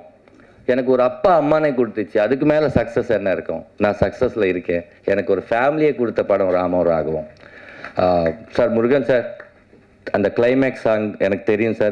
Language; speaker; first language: Tamil; non-native, learner; Telugu